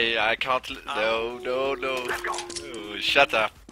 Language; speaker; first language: English; non-native, fluent; Swedish